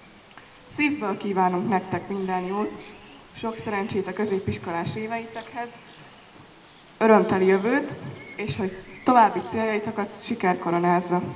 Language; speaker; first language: Hungarian; native; Hungarian